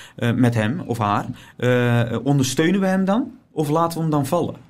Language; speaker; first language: Dutch; native; Dutch